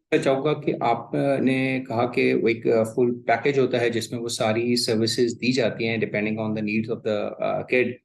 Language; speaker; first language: Urdu; native; Urdu